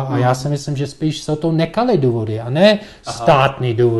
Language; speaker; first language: Czech; non-native, fluent; English